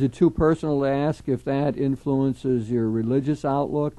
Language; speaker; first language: English; native; English